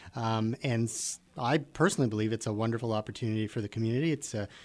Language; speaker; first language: English; native; English